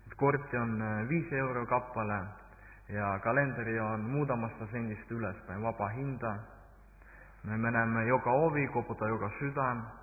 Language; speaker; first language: Finnish; non-native, local second language; Estonian